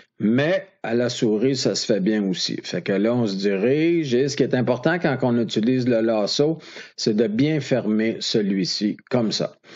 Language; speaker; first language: French; native; French